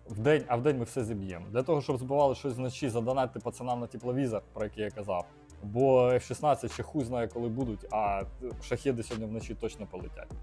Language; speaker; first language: Ukrainian; non-native, local second language; Russian